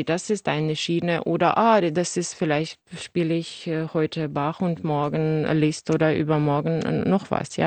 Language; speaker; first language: German; non-native, fluent; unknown